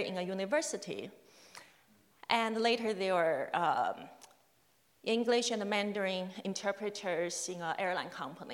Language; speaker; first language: English; non-native, fluent; Chinese